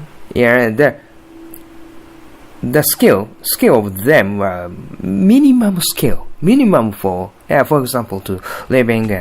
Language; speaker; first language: English; non-native, learner; Japanese